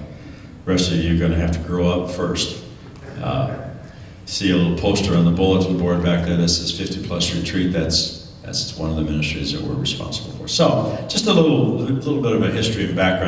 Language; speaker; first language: English; native; English